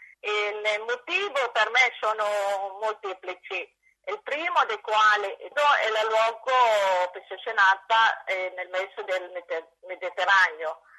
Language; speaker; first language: Italian; non-native, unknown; Filipino